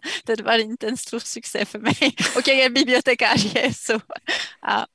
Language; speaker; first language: Swedish; non-native, fluent; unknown